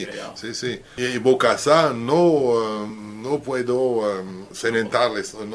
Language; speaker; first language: Spanish; non-native, learner; French